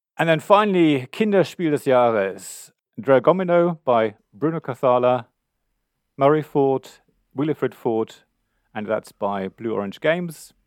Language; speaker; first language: English; non-native, fluent; German